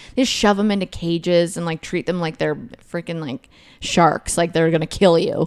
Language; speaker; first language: English; native; English